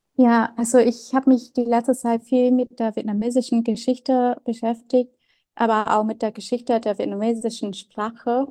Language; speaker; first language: German; non-native, fluent; Vietnamese